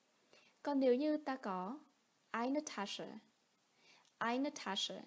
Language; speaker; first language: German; non-native, fluent; Vietnamese